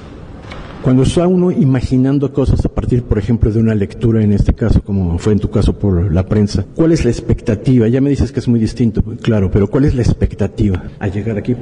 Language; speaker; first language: Spanish; native; Spanish